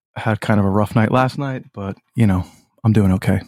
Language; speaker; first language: English; native; English